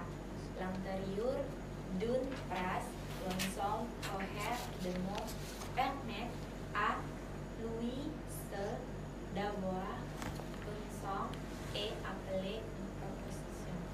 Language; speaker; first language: French; non-native, learner; Indonesian